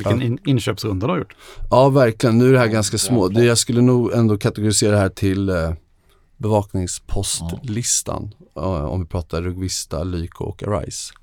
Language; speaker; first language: Swedish; native; Swedish